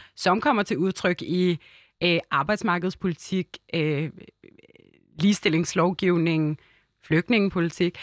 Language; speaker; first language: Danish; early bilingual, other home language; Arabic